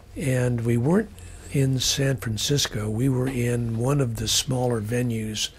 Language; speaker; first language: English; native; English